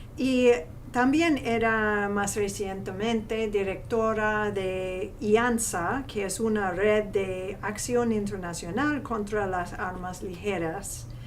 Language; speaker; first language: Spanish; non-native, fluent; English